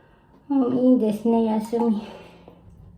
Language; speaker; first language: Japanese; non-native, learner; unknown